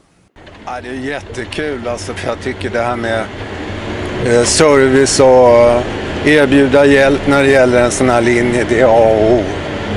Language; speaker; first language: Swedish; native; Swedish